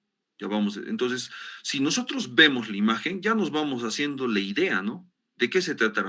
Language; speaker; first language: Spanish; native; Spanish